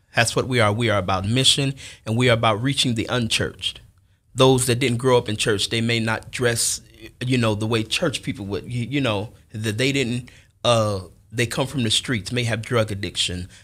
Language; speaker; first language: English; native; English